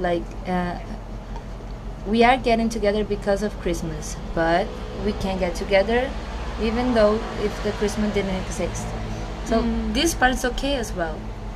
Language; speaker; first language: English; non-native, fluent; Portuguese